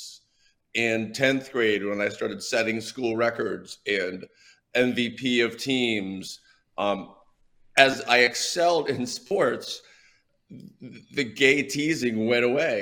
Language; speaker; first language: English; native; English